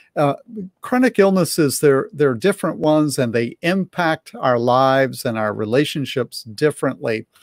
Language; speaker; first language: English; native; English